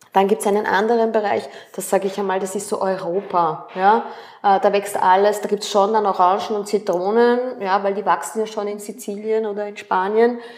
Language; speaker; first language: German; early bilingual, other home language; Spanish